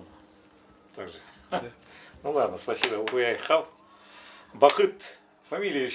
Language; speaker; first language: Russian; non-native, local second language; Yakut